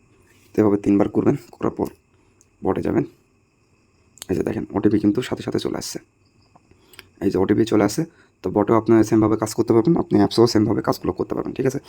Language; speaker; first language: Bangla; native; Bangla